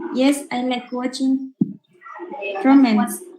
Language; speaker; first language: English; non-native, learner; Indonesian